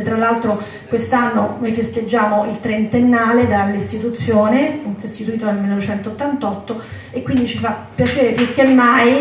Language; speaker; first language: Italian; native; Italian